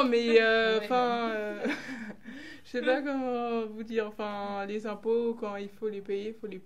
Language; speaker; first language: French; native; French